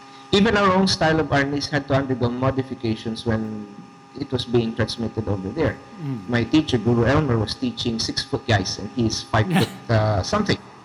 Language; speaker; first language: English; non-native, local second language; Filipino